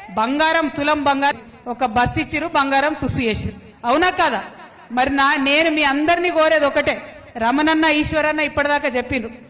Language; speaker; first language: Telugu; native; Telugu